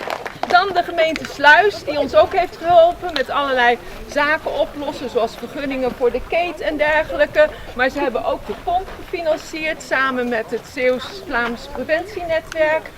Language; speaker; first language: Dutch; native; Dutch